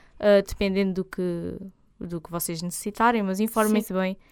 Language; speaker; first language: Portuguese; native; Portuguese